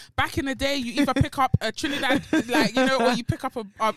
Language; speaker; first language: English; early bilingual, other home language; French